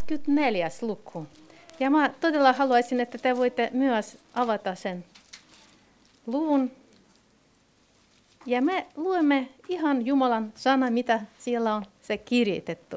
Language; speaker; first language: Finnish; non-native, fluent; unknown